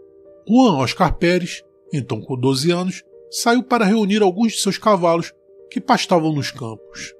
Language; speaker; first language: Portuguese; native; Portuguese